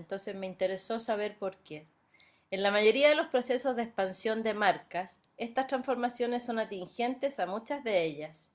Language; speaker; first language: Spanish; native; Spanish